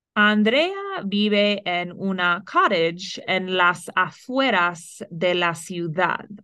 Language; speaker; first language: Spanish; non-native, fluent; English